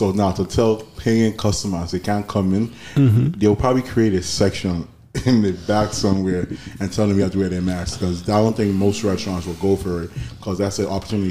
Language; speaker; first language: English; non-native, local second language; Yoruba